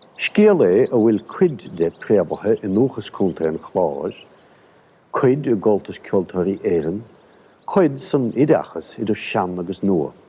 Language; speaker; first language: Irish; native; Irish